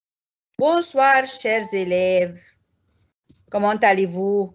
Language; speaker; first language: French; non-native, fluent; Arabic